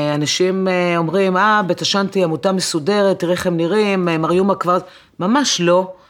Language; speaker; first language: Hebrew; non-native, fluent; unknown